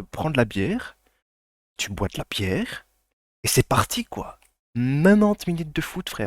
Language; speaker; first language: French; native; French